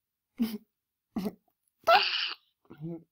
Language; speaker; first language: German; native; German